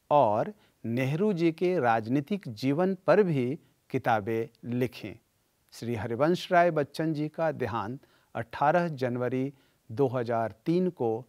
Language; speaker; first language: Hindi; native; Hindi